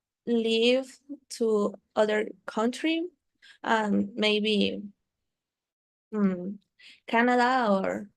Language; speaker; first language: English; non-native, learner; Spanish